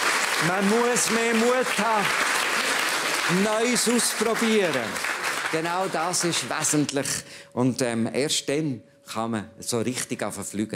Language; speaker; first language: German; native; German